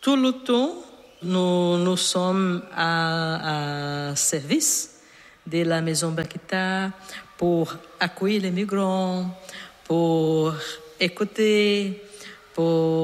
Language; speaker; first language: French; non-native, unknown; Portuguese